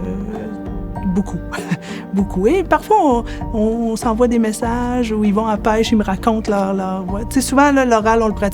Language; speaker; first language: French; native; French